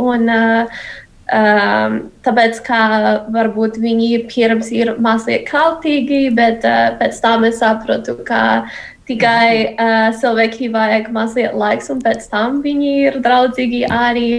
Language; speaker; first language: Latvian; non-native, learner; Spanish